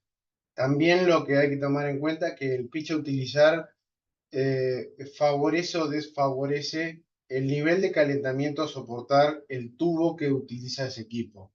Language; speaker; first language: Spanish; native; Spanish